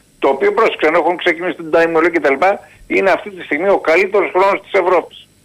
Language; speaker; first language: Greek; native; Greek